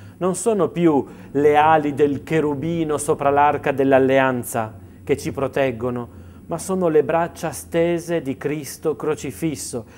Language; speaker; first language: Italian; native; Italian